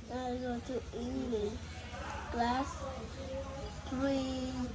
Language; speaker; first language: English; non-native, learner; Vietnamese